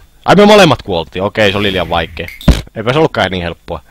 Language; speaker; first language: Finnish; native; Finnish